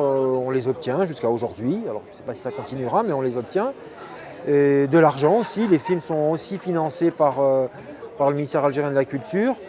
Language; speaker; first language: French; non-native, local second language; Arabic